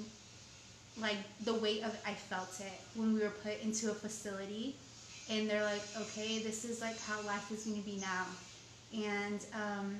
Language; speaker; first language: English; early bilingual, other home language; Spanish